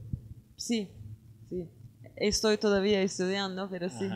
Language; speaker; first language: Spanish; non-native, learner; Kurdish